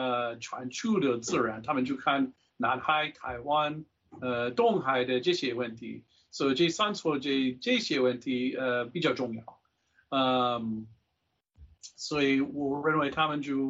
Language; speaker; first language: Chinese; non-native, fluent; English